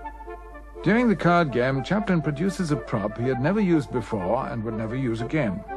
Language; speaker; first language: English; native; English